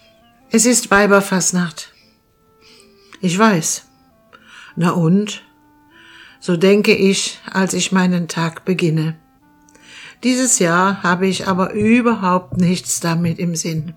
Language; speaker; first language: German; native; German